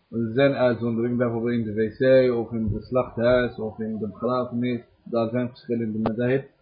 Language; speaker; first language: Dutch; early bilingual, other home language; Arabic